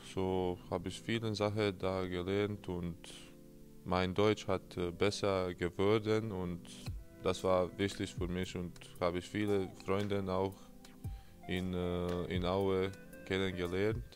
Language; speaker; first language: German; non-native, fluent; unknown